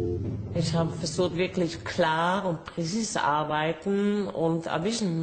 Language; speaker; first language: German; non-native, fluent; Norwegian